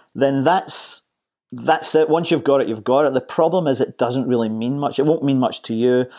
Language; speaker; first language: English; native; English